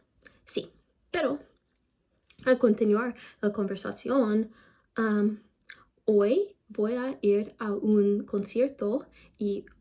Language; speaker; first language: Spanish; non-native, learner; English